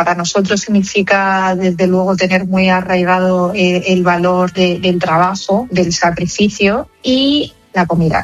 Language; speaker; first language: Spanish; native; Spanish